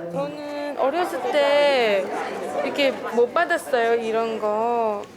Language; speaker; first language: Korean; non-native, fluent; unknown